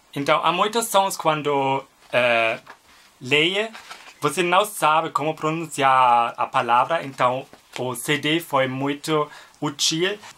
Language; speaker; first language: Portuguese; non-native, learner; German